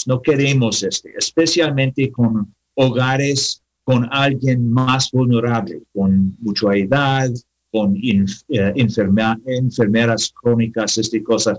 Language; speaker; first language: Spanish; non-native, learner; English